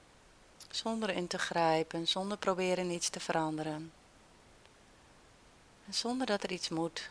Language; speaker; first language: Dutch; native; Dutch